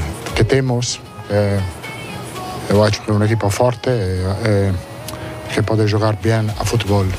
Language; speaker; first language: Portuguese; non-native, fluent; Italian